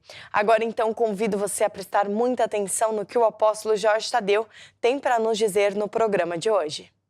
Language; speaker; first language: Portuguese; native; Portuguese